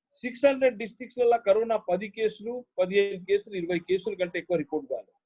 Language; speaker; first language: Telugu; non-native, local second language; Hindi